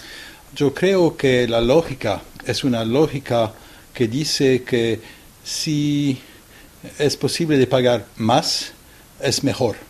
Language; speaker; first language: Spanish; non-native, fluent; French